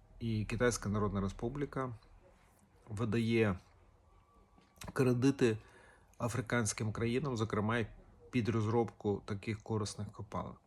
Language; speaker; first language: Ukrainian; native; Ukrainian